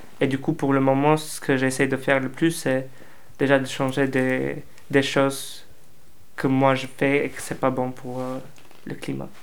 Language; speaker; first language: French; non-native, fluent; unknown